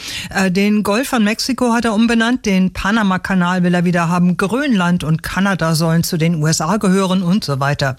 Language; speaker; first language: German; native; German